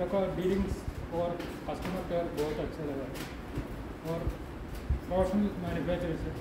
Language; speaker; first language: Hindi; non-native, local second language; Malayalam